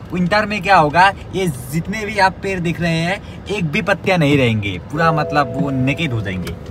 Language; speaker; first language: Hindi; non-native, local second language; Assamese